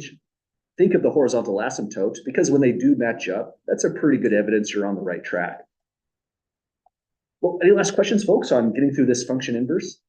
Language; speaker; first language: English; native; English